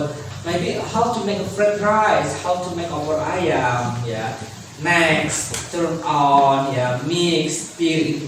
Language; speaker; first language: English; non-native, learner; Indonesian